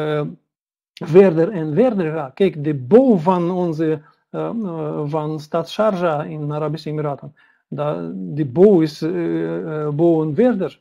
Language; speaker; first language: Dutch; non-native, learner; Russian